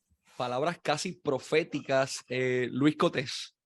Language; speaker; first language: Spanish; native; Spanish